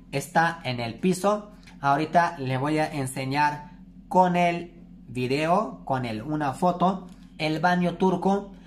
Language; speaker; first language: Spanish; non-native, learner; Turkish